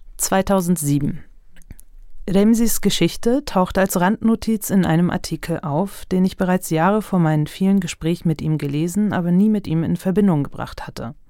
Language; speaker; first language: German; early bilingual, other home language; Turkish